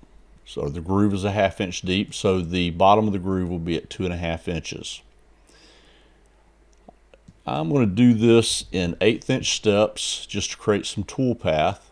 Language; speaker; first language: English; native; English